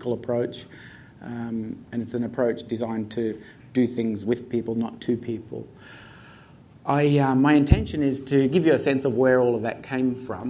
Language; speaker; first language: English; native; English